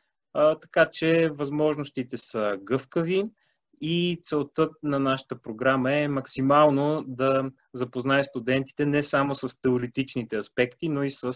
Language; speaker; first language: Bulgarian; native; Bulgarian